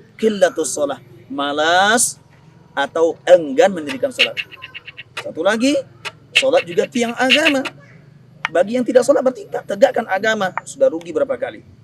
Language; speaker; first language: Indonesian; non-native, local second language; Minangkabau